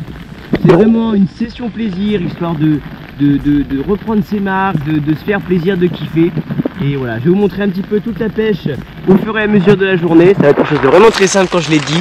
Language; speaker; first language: French; native; French